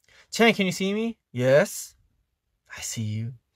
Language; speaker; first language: English; early bilingual, other home language; Korean